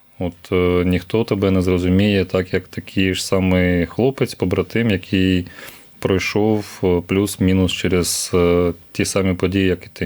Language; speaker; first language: Ukrainian; native; Ukrainian